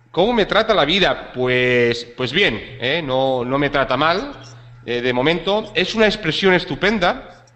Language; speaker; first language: Spanish; native; Spanish